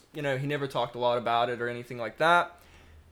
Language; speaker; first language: English; native; English